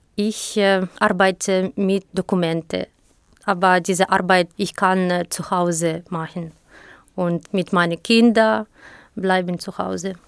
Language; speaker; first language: German; non-native, learner; Ukrainian